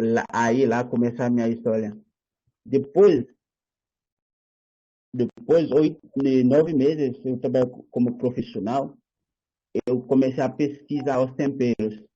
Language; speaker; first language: Portuguese; non-native, learner; Haitian Creole